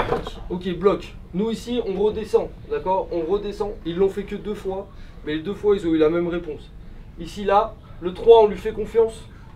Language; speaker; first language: French; native; French